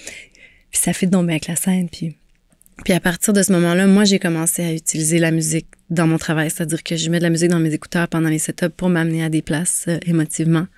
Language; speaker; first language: French; native; French